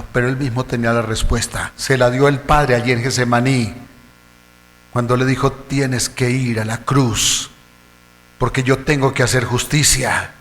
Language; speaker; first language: Spanish; native; Spanish